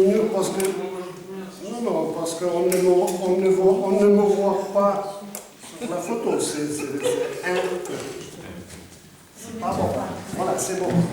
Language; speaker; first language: French; non-native, fluent; Russian